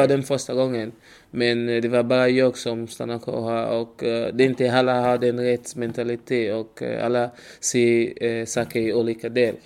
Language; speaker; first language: Swedish; non-native, learner; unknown